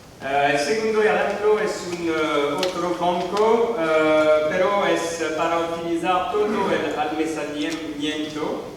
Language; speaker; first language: Spanish; non-native, learner; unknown